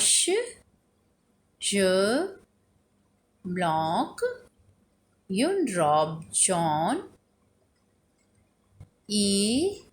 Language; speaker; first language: French; non-native, fluent; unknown